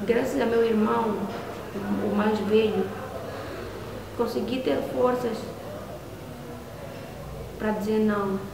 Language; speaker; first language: Portuguese; non-native, local second language; Makhuwa